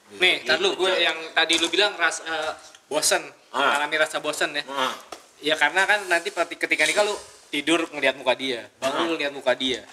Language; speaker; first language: Indonesian; native; Indonesian